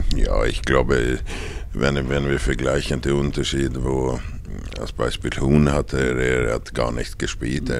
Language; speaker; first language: German; non-native, fluent; Swedish